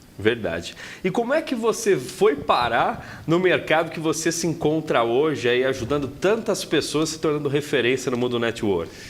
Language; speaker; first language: Portuguese; native; Portuguese